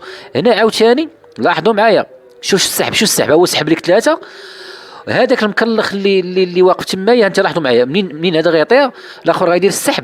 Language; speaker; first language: Arabic; native; Arabic